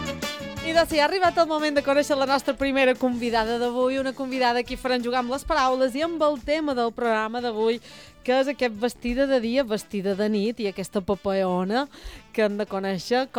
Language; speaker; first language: Catalan; native; Catalan